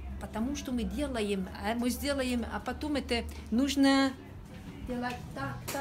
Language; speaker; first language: Russian; non-native, learner; French